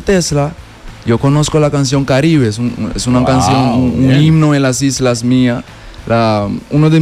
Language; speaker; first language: Spanish; non-native, fluent; Papiamento